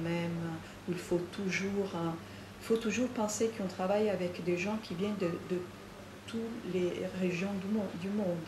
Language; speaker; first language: French; non-native, fluent; Italian